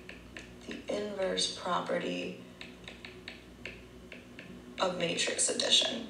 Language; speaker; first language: English; native; English